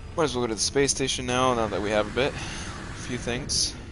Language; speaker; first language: English; native; English